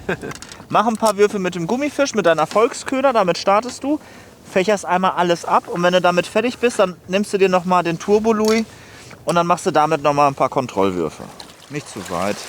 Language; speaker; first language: German; native; German